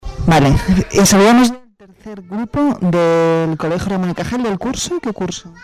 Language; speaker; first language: Spanish; native; Spanish